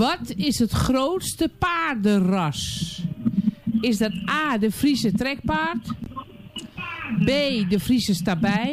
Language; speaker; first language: Dutch; native; Dutch